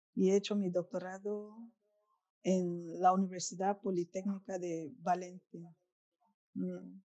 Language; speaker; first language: Spanish; non-native, fluent; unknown